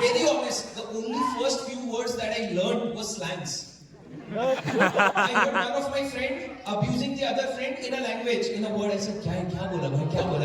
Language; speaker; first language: English; non-native, local second language; Hindi